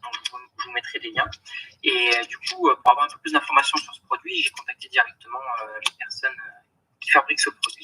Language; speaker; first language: French; native; French